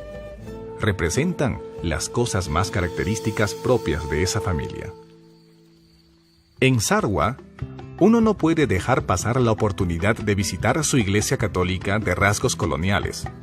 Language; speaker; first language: Spanish; native; Spanish